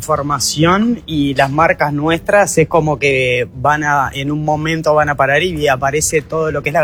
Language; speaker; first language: Spanish; native; Spanish